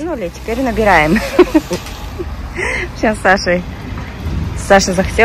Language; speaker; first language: Russian; native; Russian